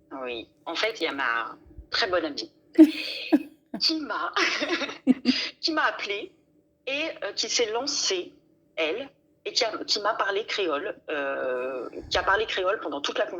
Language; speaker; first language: French; native; French